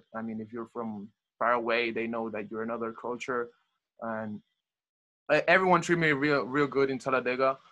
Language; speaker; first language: English; non-native, fluent; Spanish